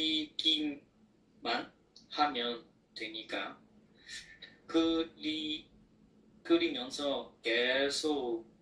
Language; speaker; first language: Korean; non-native, learner; Chinese